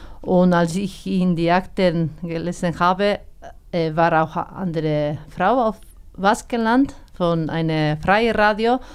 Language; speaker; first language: German; non-native, fluent; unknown